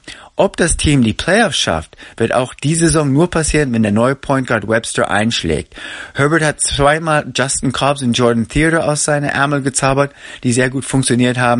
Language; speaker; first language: German; native; German